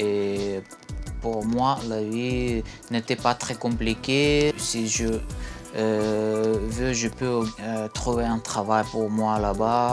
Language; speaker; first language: French; non-native, fluent; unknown